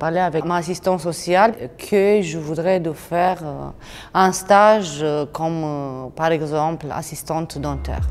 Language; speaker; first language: French; non-native, learner; Romanian